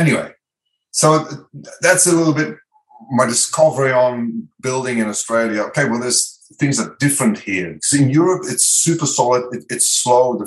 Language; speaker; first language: English; non-native, fluent; Dutch